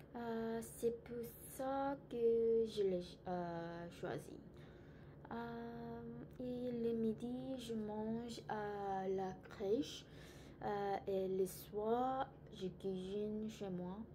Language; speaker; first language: French; non-native, learner; Korean